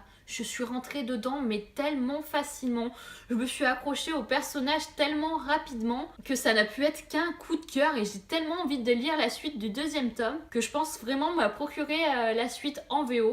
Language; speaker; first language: French; native; French